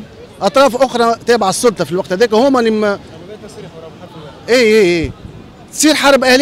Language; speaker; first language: Arabic; native; Arabic